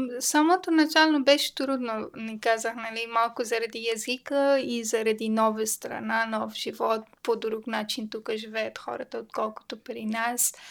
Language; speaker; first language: Bulgarian; non-native, learner; Persian